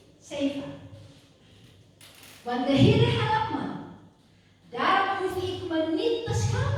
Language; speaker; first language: Dutch; non-native, fluent; Indonesian